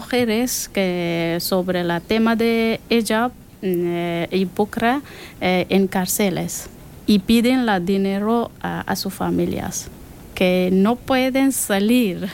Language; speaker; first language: Spanish; non-native, learner; Persian